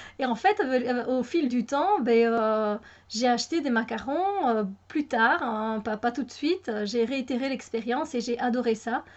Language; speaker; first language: French; native; French